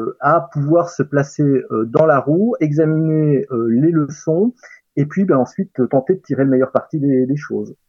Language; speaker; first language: French; native; French